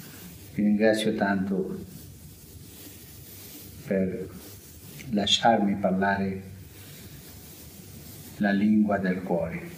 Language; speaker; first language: Italian; early bilingual, heritage; Spanish